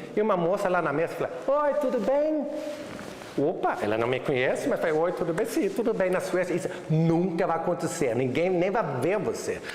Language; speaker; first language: Portuguese; non-native, fluent; Swedish